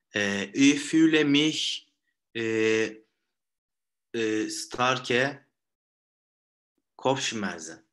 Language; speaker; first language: German; non-native, learner; Turkish